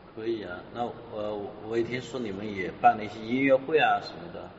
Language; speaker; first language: Chinese; native; Chinese